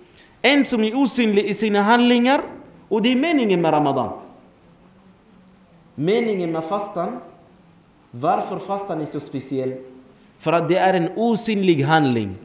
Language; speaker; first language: Swedish; non-native, fluent; Arabic